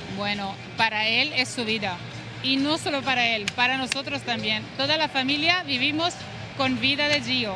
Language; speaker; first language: Spanish; non-native, fluent; Georgian